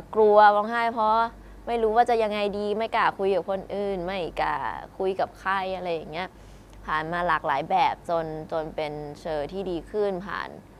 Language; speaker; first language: Thai; native; Thai